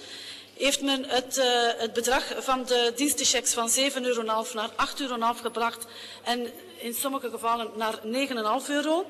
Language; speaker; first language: Dutch; native; Dutch